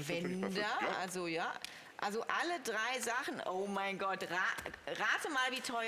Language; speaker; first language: German; native; German